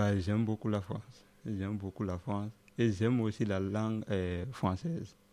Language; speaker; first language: French; non-native, local second language; Dyula